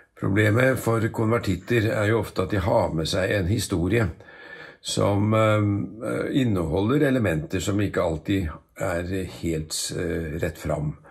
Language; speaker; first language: Norwegian; native; Norwegian